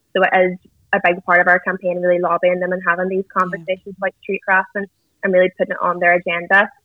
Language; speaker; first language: English; native; English